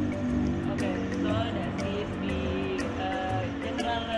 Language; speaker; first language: German; non-native, learner; Indonesian